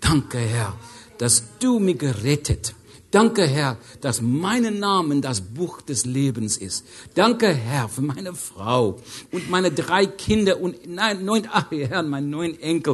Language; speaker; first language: German; non-native, learner; English